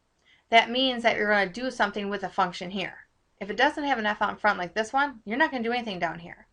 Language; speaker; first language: English; native; English